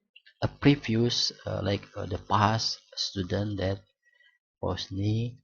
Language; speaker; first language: English; non-native, learner; Indonesian